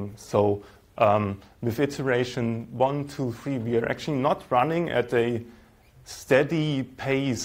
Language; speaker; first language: English; non-native, fluent; German